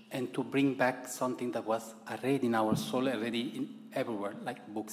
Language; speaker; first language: English; non-native, fluent; Italian